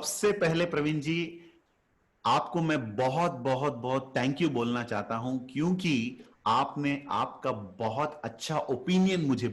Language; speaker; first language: Hindi; native; Hindi